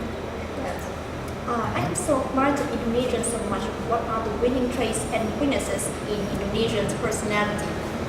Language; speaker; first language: English; non-native, learner; Vietnamese